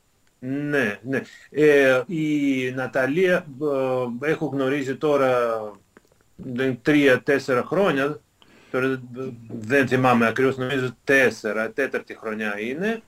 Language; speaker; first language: Greek; non-native, fluent; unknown